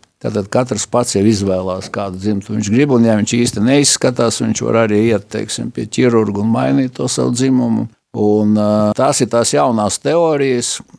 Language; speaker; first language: Latvian; native; Latvian